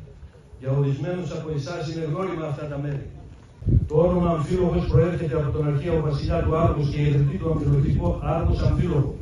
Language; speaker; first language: Greek; native; Greek